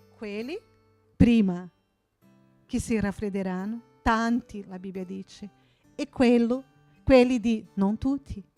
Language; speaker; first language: Italian; non-native, fluent; Portuguese